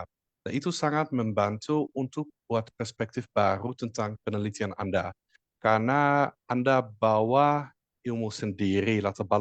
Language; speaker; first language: Indonesian; non-native, fluent; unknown